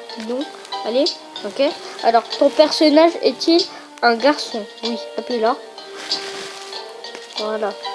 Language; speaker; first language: French; early bilingual, other home language; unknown